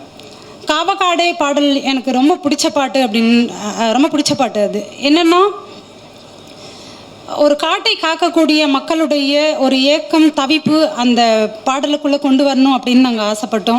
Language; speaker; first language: Tamil; native; Tamil